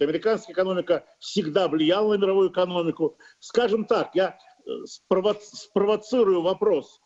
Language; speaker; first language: Russian; native; Russian